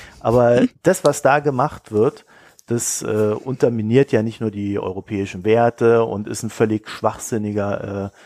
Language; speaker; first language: German; native; German